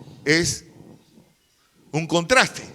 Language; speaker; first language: Spanish; native; Spanish